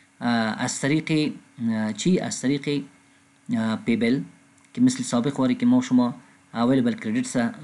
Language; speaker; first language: Persian; non-native, local second language; Pashto